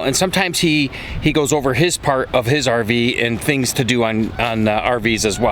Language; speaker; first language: English; native; English